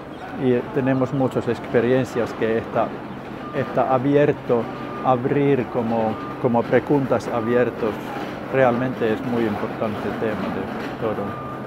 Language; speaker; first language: Spanish; non-native, learner; Finnish